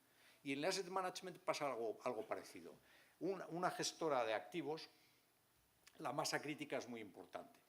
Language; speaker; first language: Spanish; native; Spanish